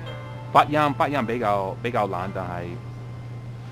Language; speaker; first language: Chinese; non-native, fluent; English